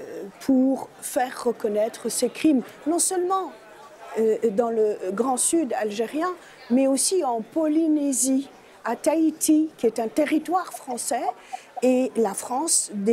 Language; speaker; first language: French; native; French